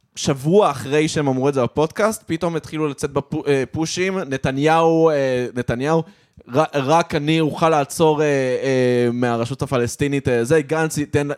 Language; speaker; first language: Hebrew; native; Hebrew